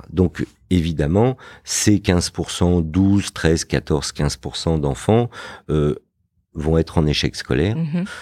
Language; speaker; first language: French; early bilingual, other home language; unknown